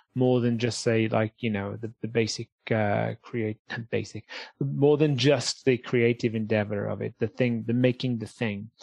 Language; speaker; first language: English; native; English